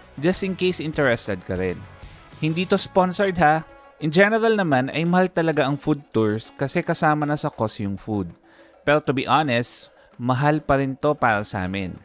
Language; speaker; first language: Filipino; native; Filipino